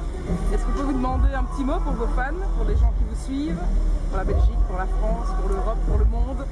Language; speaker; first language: French; native; French